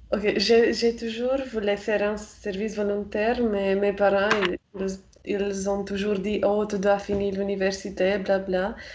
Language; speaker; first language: French; non-native, fluent; Romanian